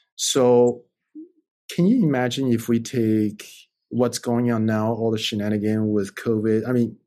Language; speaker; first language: English; non-native, fluent; Chinese